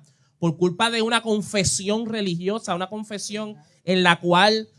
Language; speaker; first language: Spanish; native; Spanish